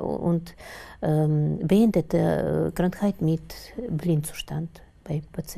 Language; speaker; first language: German; non-native, learner; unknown